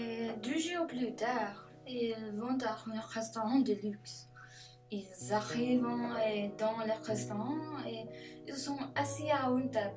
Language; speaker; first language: French; non-native, learner; English